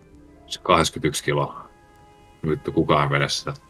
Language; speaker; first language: Finnish; native; Finnish